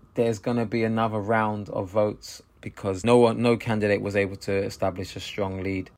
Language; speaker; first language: English; native; English